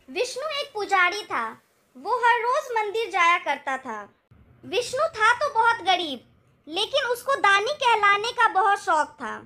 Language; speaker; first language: Hindi; native; Hindi